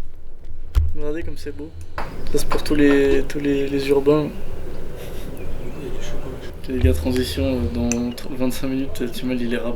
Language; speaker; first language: French; native; French